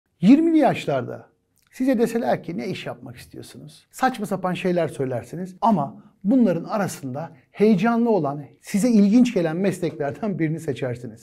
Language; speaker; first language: Turkish; native; Turkish